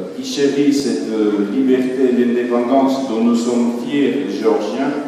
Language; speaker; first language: French; non-native, fluent; Georgian